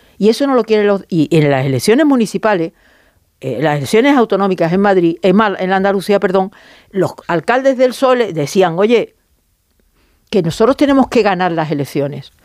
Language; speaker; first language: Spanish; native; Spanish